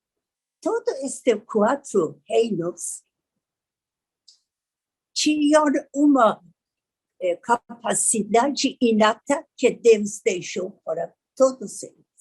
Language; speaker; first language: Portuguese; non-native, learner; Persian